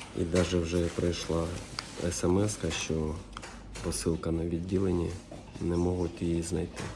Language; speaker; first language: Ukrainian; non-native, local second language; Russian